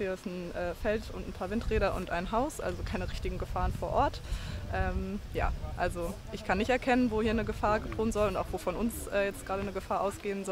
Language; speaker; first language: German; native; German